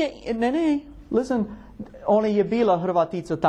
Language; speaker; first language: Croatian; non-native, learner; English